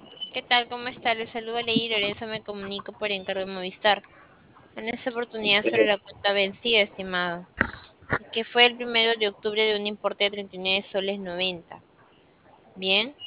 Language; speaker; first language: Spanish; native; Spanish